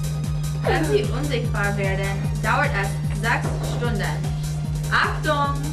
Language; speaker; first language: German; non-native, learner; English